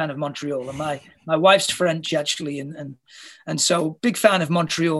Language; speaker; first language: English; native; English